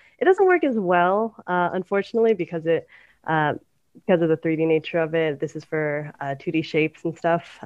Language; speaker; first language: English; native; English